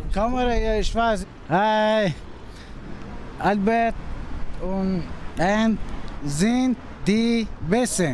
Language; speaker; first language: German; non-native, learner; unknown